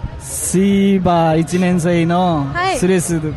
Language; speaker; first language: Japanese; non-native, learner; Nepali